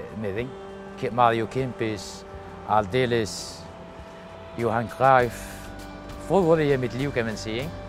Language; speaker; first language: Danish; non-native, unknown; Arabic